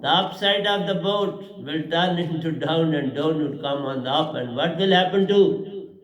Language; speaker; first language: English; non-native, local second language; Hindi